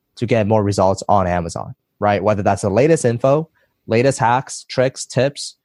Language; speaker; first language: English; early bilingual, other home language; Chinese